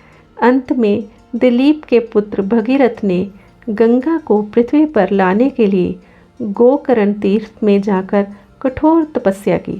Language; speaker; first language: Hindi; native; Hindi